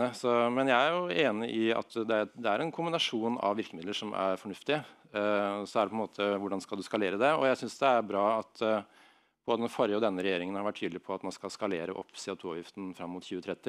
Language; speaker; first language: Norwegian; native; Norwegian